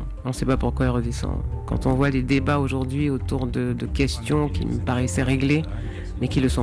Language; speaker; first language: French; native; French